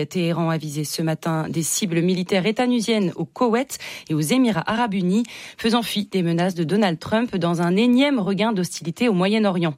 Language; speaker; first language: French; native; French